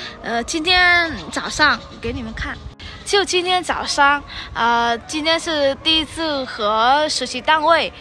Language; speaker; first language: Chinese; non-native, fluent; Vietnamese